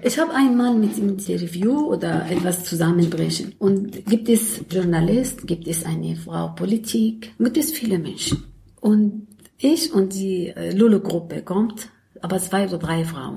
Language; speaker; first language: German; non-native, learner; Arabic